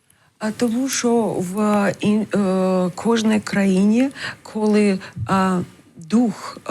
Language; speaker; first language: Ukrainian; non-native, learner; English